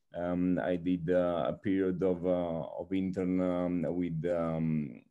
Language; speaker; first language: English; non-native, fluent; Italian